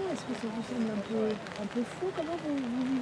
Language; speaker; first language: French; native; French